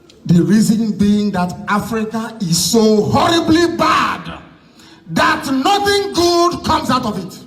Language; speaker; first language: English; non-native, local second language; Igbo